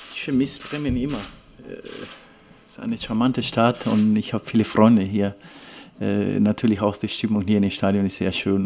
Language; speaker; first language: German; non-native, fluent; Spanish